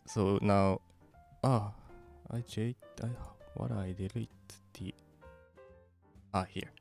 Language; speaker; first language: English; non-native, fluent; Japanese